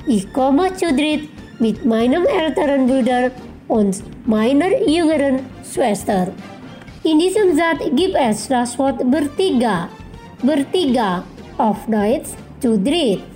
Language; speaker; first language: German; non-native, fluent; Indonesian